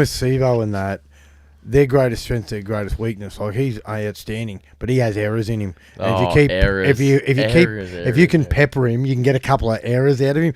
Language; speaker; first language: English; native; English